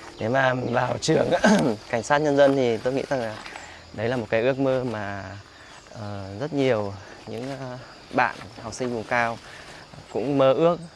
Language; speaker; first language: Vietnamese; native; Vietnamese